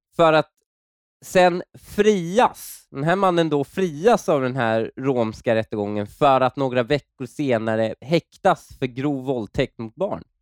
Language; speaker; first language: Swedish; early bilingual, other home language; Persian